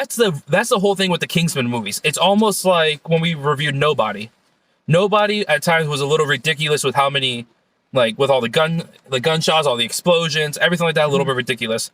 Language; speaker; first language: English; native; English